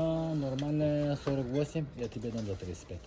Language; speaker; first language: Russian; non-native, learner; Turkish